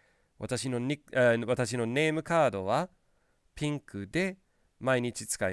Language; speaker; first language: Japanese; non-native, fluent; English